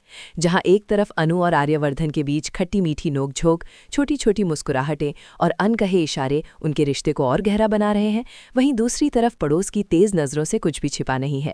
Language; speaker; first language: Hindi; native; Hindi